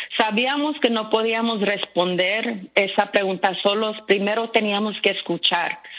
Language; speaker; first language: Spanish; early bilingual, heritage; Spanish